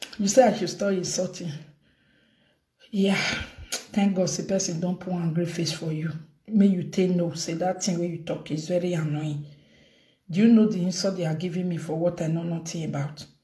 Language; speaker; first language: Nigerian Pidgin; non-native, local second language; Bini